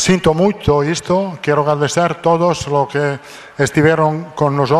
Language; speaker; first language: Portuguese; non-native, fluent; Italian